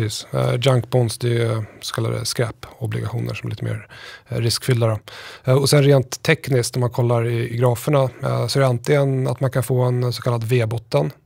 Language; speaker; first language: Swedish; native; Swedish